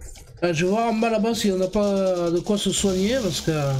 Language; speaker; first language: French; native; French